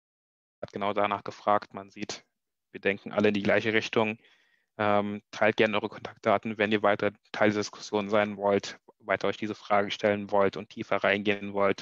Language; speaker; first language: German; native; German